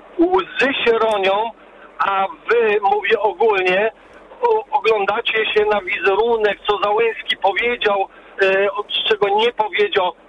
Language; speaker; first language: Polish; early bilingual, heritage; Polish